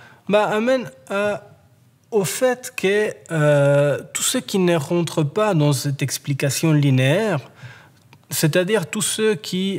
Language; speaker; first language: French; native; French